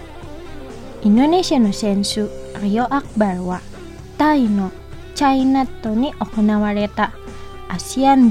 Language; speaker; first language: Japanese; non-native, fluent; Indonesian